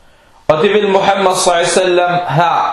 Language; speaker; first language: Danish; non-native, local second language; Arabic